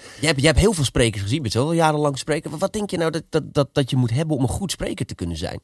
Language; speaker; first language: Dutch; native; Dutch